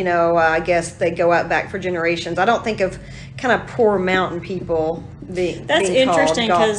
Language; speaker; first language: English; native; English